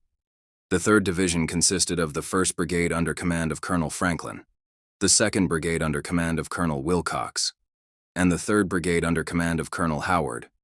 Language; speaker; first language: English; native; English